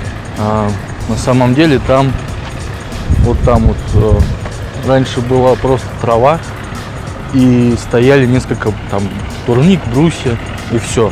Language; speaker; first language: Russian; native; Russian